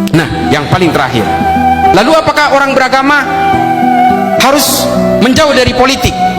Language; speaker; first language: Indonesian; non-native, local second language; Madurese